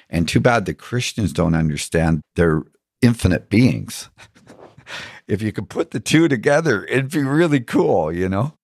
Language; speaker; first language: English; native; English